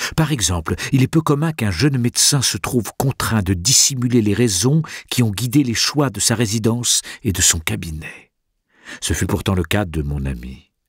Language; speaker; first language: French; native; French